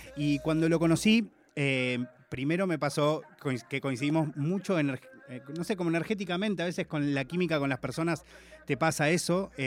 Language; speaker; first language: Spanish; native; Spanish